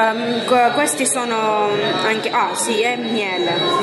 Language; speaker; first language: Italian; non-native, learner; Armenian